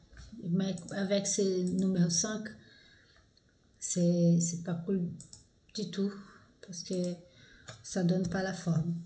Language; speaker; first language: French; non-native, fluent; Portuguese